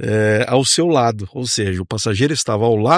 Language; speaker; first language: Portuguese; native; Portuguese